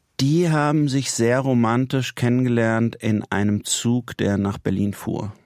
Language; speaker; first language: German; native; German